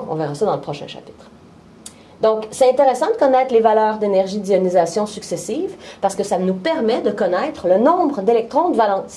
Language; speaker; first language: French; native; French